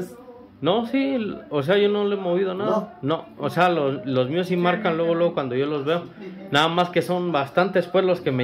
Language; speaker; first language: Spanish; native; Spanish